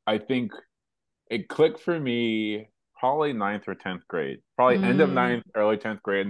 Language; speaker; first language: English; native; English